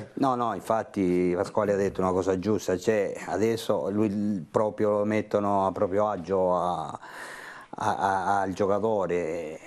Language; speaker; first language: Italian; non-native, fluent; Spanish